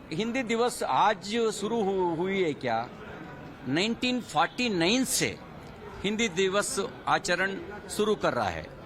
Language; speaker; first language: Hindi; non-native, local second language; Kannada